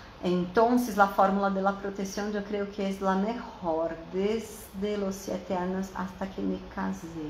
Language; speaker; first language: Spanish; non-native, fluent; Portuguese